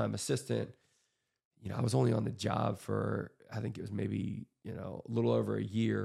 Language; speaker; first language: English; native; English